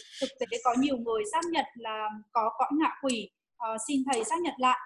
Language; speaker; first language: Vietnamese; native; Vietnamese